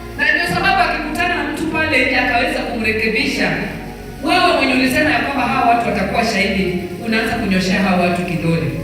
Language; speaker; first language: Swahili; non-native, local second language; Luyia